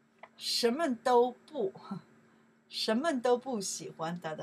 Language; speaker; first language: Chinese; non-native, learner; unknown